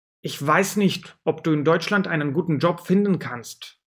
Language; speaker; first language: German; non-native, fluent; Russian